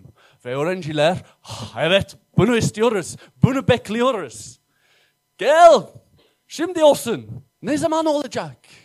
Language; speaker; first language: Turkish; non-native, fluent; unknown